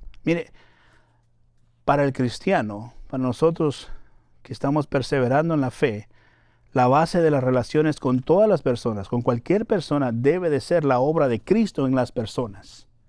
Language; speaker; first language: Spanish; native; Spanish